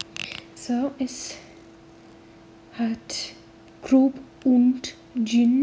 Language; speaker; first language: German; non-native, learner; English